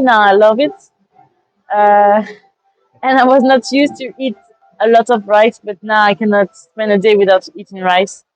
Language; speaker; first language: English; non-native, fluent; French